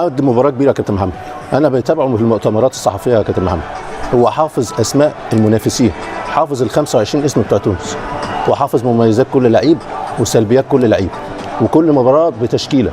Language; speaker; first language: Arabic; native; Arabic